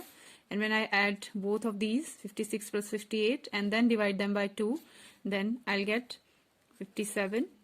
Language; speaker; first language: English; non-native, local second language; Hindi